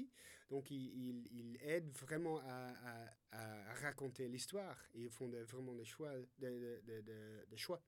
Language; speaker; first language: French; non-native, fluent; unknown